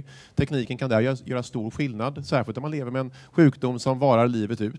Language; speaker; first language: Swedish; native; Swedish